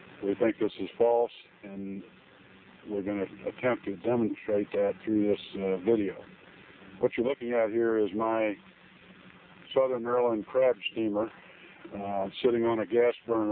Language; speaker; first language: English; native; English